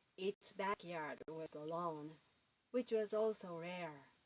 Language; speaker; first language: English; non-native, fluent; Japanese